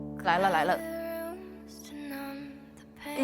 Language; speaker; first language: Chinese; native; Chinese